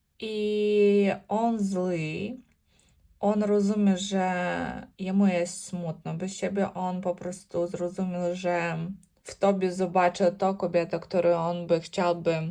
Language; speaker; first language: Polish; non-native, learner; Ukrainian